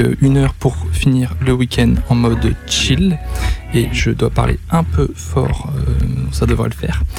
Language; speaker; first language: French; native; French